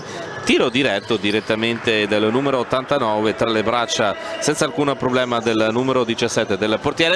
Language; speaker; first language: Italian; native; Italian